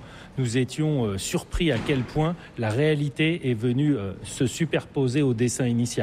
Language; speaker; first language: French; native; French